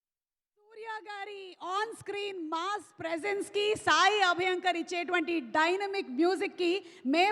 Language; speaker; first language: Telugu; native; Telugu